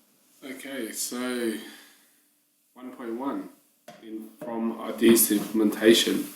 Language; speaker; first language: English; native; English